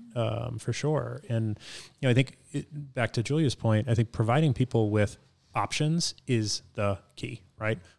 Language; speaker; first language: English; native; English